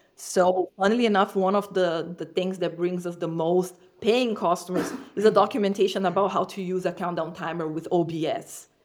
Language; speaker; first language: English; non-native, fluent; Portuguese